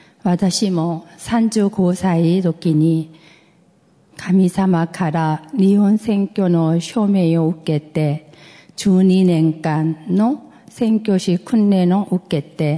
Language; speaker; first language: Japanese; non-native, fluent; Korean